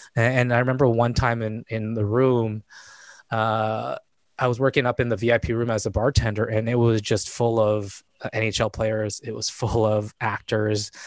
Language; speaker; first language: English; native; English